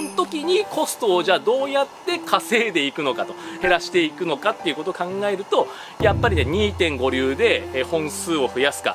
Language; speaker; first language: Japanese; native; Japanese